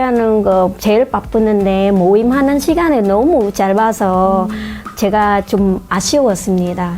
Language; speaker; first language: Korean; non-native, fluent; Khmer